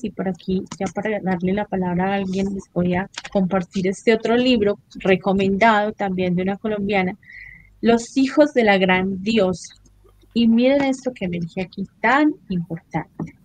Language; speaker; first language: Spanish; native; Spanish